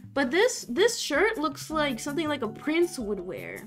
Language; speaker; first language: English; native; English